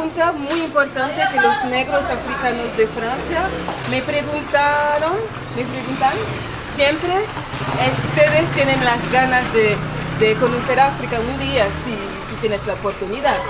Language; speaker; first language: Spanish; non-native, learner; French